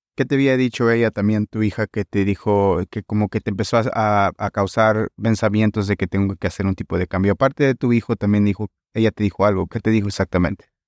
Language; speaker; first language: Spanish; native; Spanish